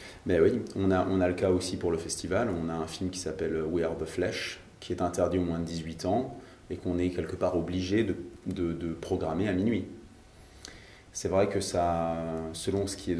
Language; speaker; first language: French; native; French